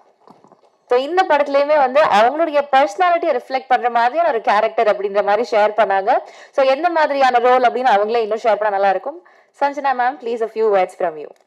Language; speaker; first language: Tamil; native; Tamil